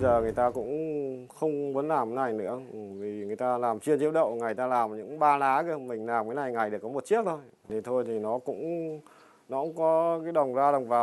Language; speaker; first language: Vietnamese; native; Vietnamese